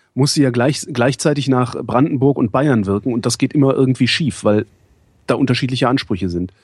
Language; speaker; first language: German; native; German